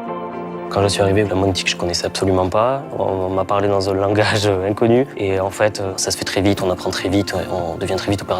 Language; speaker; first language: French; native; French